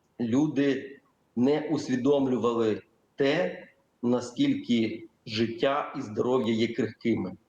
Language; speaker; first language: Ukrainian; native; Ukrainian